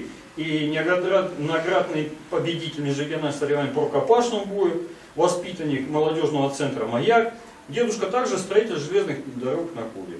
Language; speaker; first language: Russian; native; Russian